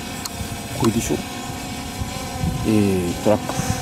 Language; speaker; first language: Japanese; native; Japanese